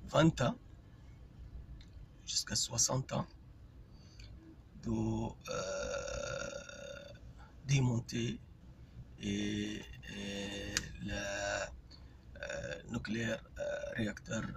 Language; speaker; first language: French; non-native, fluent; Arabic